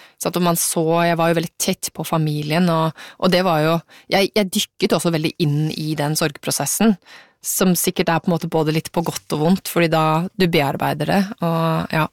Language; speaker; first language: Norwegian; native; Norwegian